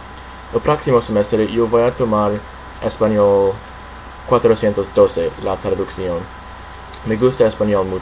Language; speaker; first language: Spanish; non-native, learner; English